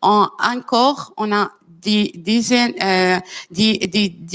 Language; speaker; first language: French; non-native, learner; Arabic